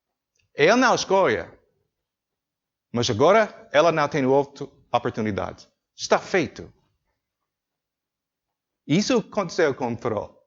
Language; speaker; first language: Portuguese; non-native, learner; English